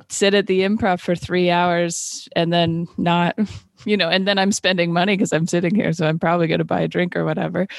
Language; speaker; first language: English; native; English